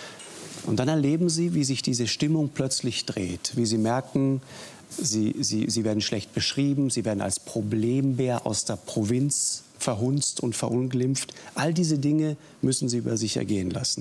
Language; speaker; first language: German; native; German